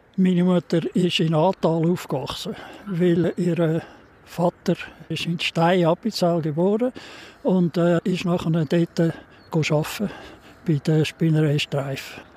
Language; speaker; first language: German; native; German